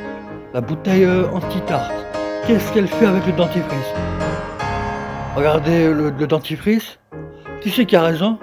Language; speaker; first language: French; native; French